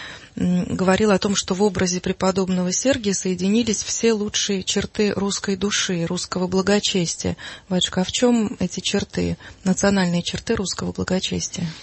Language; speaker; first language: Russian; native; Russian